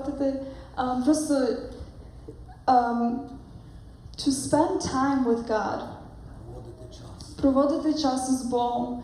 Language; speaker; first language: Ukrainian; early bilingual, heritage; Ukrainian